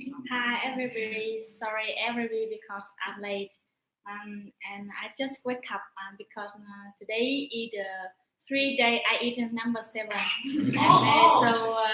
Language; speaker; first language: English; non-native, learner; Vietnamese